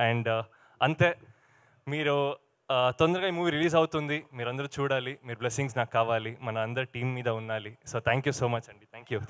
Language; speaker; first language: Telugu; non-native, learner; Kannada